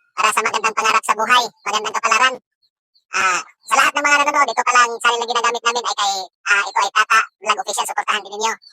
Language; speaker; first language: Filipino; non-native, local second language; Cebuano